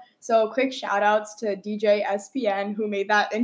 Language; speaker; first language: English; native; English